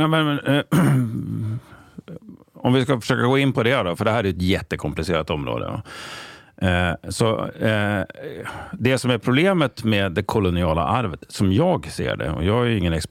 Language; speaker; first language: Swedish; native; Swedish